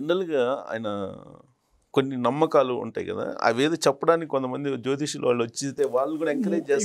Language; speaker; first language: Telugu; native; Telugu